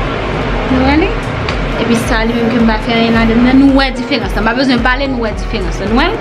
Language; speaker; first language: French; non-native, local second language; Haitian Creole